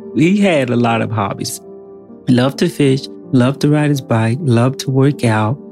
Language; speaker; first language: English; native; English